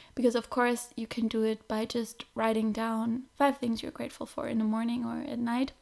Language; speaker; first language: English; non-native, fluent; German